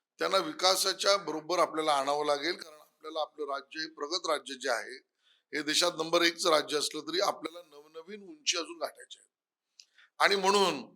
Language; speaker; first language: Marathi; native; Marathi